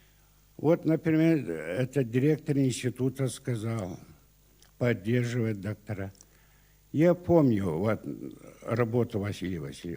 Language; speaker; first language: Russian; non-native, local second language; Yakut